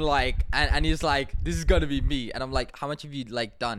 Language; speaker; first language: English; non-native, local second language; Sinhala